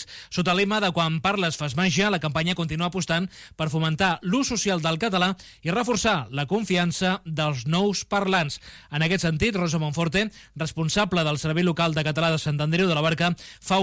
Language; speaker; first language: Catalan; native; Catalan